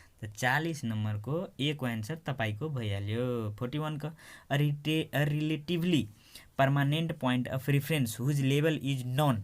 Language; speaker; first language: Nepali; non-native, local second language; Maithili